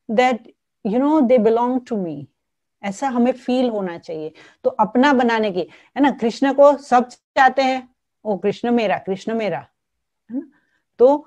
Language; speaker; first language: Hindi; non-native, local second language; Gujarati